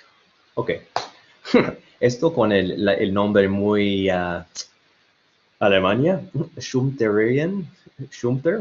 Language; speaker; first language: Spanish; non-native, learner; English